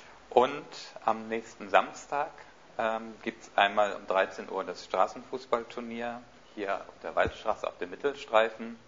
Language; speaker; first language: German; native; German